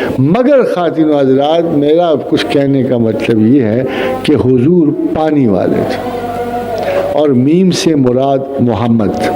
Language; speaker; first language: Urdu; non-native, local second language; Punjabi